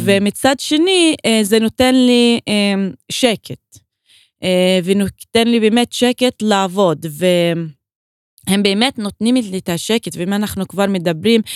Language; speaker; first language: Hebrew; non-native, local second language; Arabic